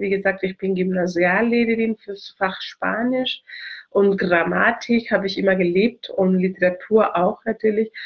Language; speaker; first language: German; non-native, fluent; Spanish